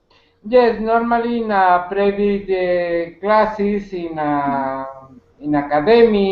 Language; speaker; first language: English; non-native, learner; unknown